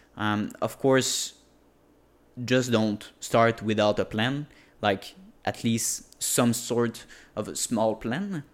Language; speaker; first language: English; non-native, fluent; French